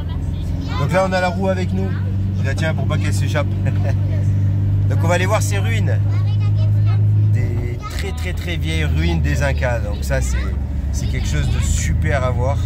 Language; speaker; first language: French; native; French